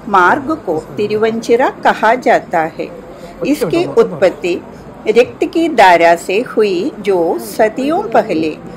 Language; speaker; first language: Hindi; non-native, local second language; Malayalam